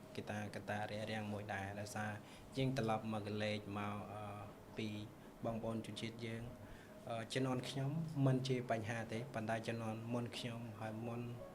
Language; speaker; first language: Khmer; non-native, local second language; Jarai